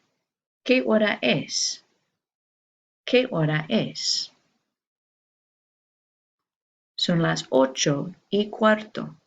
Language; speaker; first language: Spanish; non-native, fluent; English